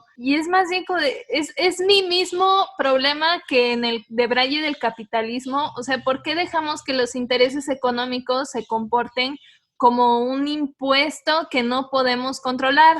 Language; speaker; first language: Spanish; native; Spanish